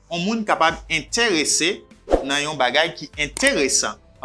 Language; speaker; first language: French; non-native, local second language; Haitian Creole